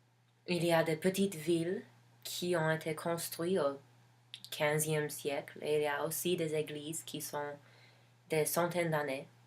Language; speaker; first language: French; non-native, learner; English